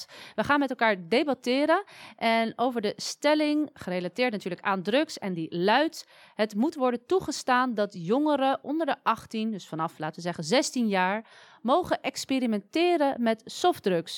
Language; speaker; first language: Dutch; native; Dutch